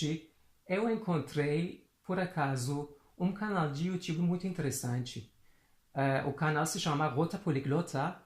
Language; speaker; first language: Portuguese; non-native, fluent; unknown